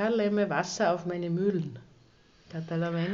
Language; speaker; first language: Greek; non-native, learner; German